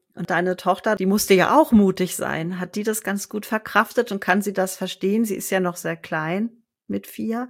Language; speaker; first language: German; native; German